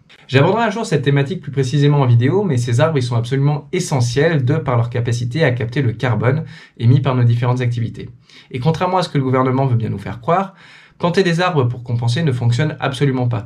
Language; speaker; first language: French; native; French